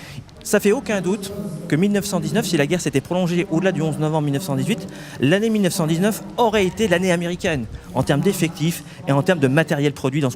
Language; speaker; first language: French; native; French